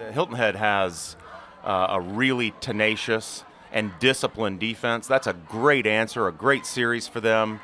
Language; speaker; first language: English; native; English